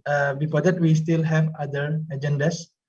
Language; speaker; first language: English; non-native, fluent; Indonesian